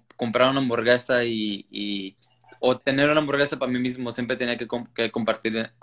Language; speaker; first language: Spanish; early bilingual, heritage; Spanish